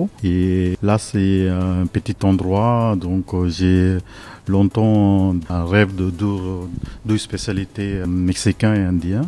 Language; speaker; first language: French; non-native, learner; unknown